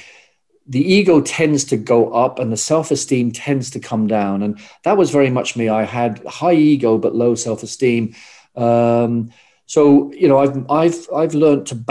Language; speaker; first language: English; native; English